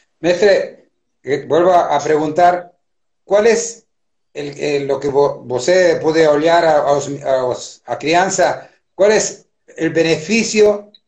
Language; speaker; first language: Portuguese; non-native, learner; Spanish